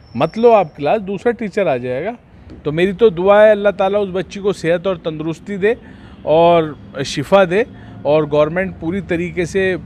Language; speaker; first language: Hindi; native; Hindi